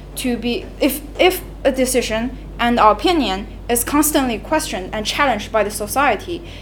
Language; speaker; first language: English; non-native, fluent; Chinese